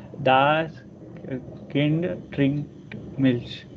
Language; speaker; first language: German; non-native, learner; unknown